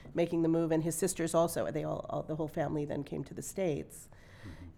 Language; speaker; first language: English; native; English